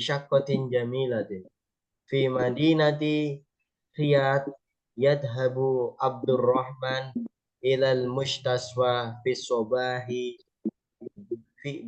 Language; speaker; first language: Arabic; non-native, fluent; Indonesian